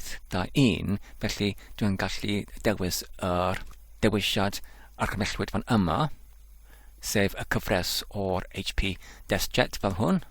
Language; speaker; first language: Welsh; non-native, learner; English